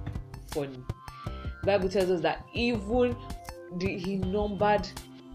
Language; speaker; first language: English; non-native, local second language; Igbo